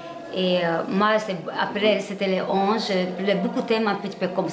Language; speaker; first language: French; non-native, learner; Hungarian